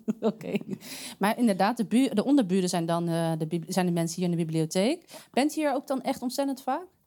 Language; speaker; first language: Dutch; native; Dutch